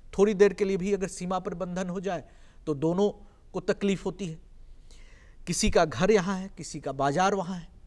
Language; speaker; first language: Hindi; native; Hindi